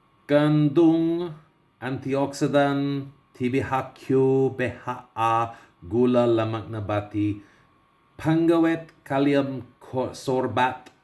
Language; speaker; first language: Indonesian; non-native, learner; English